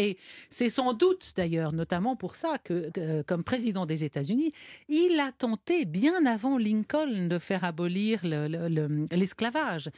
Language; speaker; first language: French; native; French